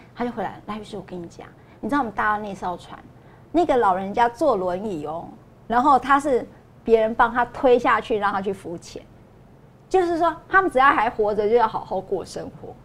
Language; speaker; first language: Chinese; non-native, local second language; Min Nan Chinese